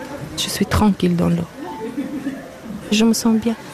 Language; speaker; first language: French; non-native, learner; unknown